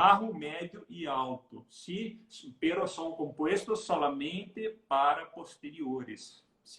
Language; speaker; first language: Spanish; non-native, learner; Portuguese